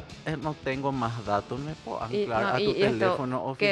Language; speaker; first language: Spanish; native; Spanish